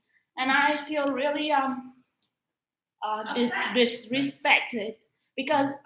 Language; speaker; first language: English; non-native, learner; Vietnamese